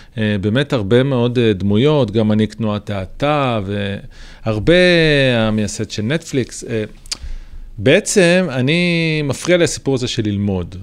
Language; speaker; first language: Hebrew; native; Hebrew